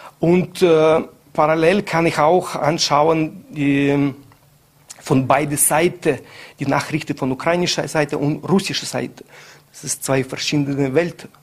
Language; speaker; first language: German; non-native, learner; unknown